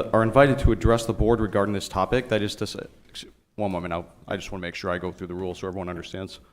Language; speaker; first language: English; native; English